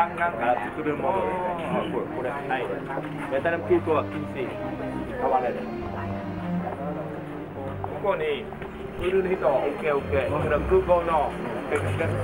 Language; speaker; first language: Japanese; non-native, learner; Vietnamese